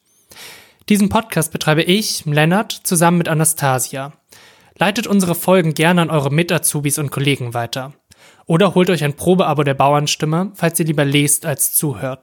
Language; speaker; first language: German; native; German